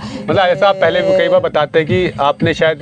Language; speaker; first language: Hindi; native; Hindi